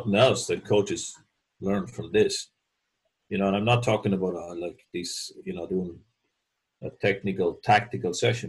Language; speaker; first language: English; native; English